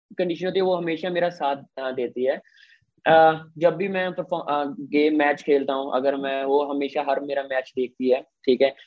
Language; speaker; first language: Hindi; non-native, local second language; Punjabi